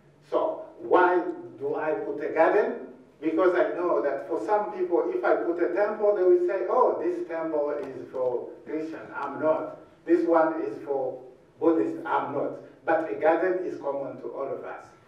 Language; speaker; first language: English; non-native, fluent; Luba-Lulua